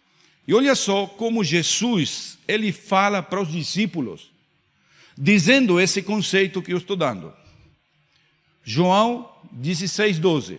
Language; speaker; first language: Portuguese; non-native, fluent; Spanish